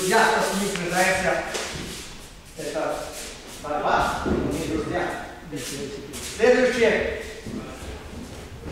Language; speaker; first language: Russian; non-native, learner; Serbian